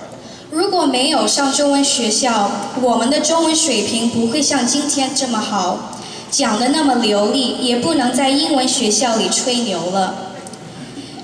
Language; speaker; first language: Chinese; early bilingual, heritage; Chinese